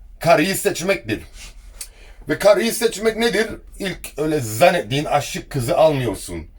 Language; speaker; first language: Turkish; early bilingual, heritage; Turkish